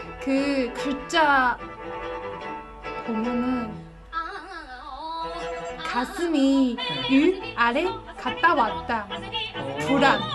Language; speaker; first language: Korean; non-native, learner; Chinese